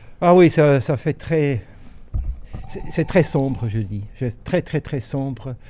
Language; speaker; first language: French; non-native, local second language; German